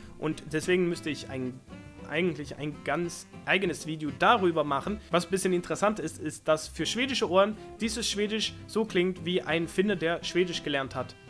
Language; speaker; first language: German; non-native, fluent; Swedish